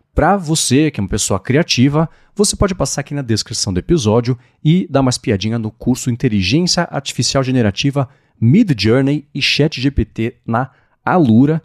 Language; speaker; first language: Portuguese; native; Portuguese